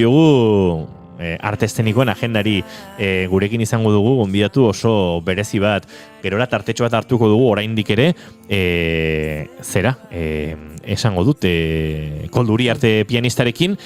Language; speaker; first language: Basque; native; Basque